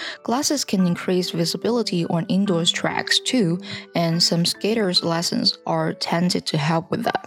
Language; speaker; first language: English; non-native, fluent; Chinese